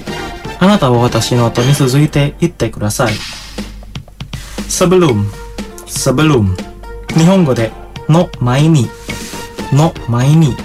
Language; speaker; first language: Japanese; non-native, fluent; Indonesian